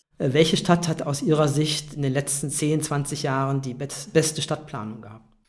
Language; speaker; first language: German; native; German